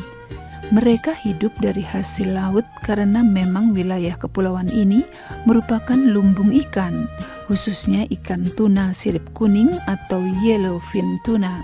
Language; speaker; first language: Indonesian; native; Indonesian